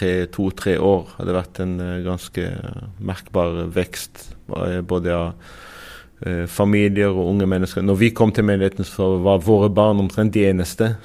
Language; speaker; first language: Norwegian; non-native, fluent; Arabic